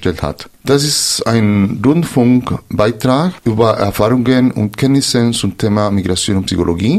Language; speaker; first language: German; non-native, fluent; Spanish